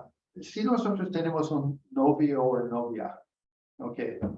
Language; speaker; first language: Spanish; non-native, learner; English